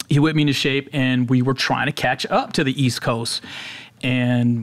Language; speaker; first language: English; native; English